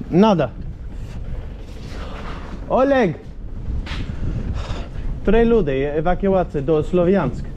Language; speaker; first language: Russian; non-native, learner; English